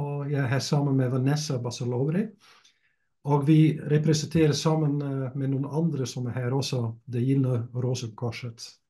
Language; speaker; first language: Norwegian; non-native, fluent; Dutch